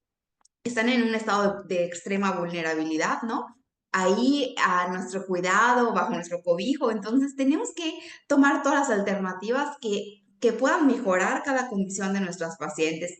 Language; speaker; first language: Spanish; native; Spanish